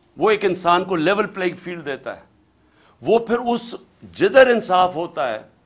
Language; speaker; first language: Urdu; native; Urdu